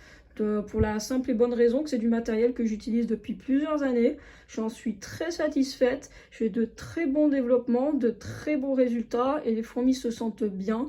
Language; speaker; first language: French; native; French